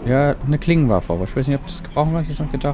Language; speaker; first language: German; native; German